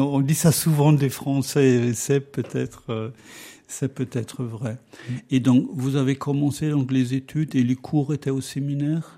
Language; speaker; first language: French; native; French